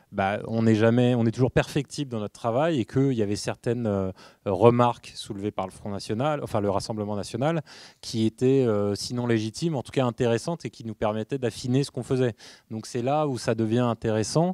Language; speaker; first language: French; native; French